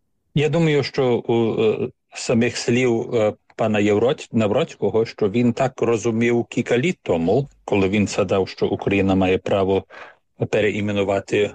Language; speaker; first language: Ukrainian; early bilingual, heritage; Ukrainian